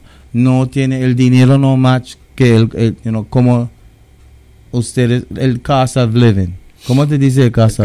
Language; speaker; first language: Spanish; early bilingual, heritage; English